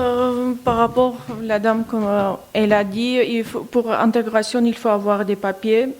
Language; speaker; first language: French; non-native, learner; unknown